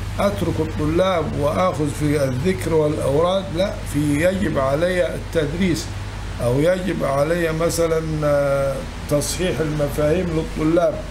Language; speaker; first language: Arabic; native; Arabic